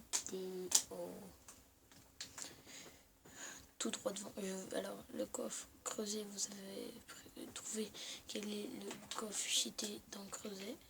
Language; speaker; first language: French; native; French